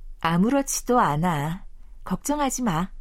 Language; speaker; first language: Korean; non-native, fluent; Chinese